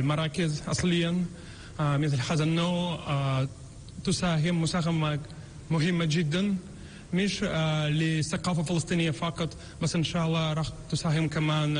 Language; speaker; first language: Arabic; non-native, learner; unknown